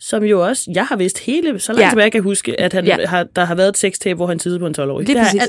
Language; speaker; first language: Danish; native; Danish